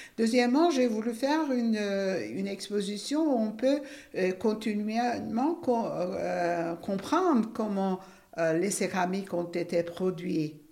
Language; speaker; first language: French; non-native, fluent; Turkish